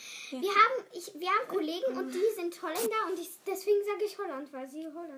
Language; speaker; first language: German; early bilingual, other home language; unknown